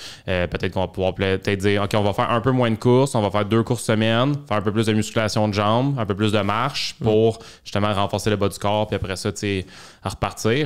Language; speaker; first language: French; native; French